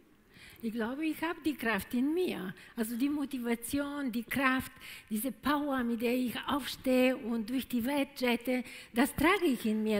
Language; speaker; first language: German; non-native, fluent; Bulgarian